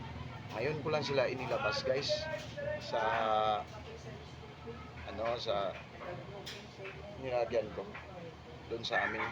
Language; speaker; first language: Filipino; non-native, local second language; Cebuano